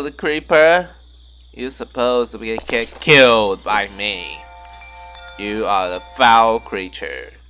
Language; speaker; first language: English; non-native, learner; Chinese